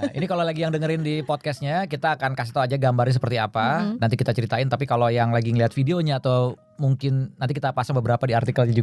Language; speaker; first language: Indonesian; native; Indonesian